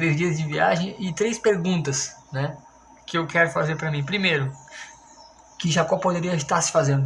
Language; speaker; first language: Portuguese; native; Portuguese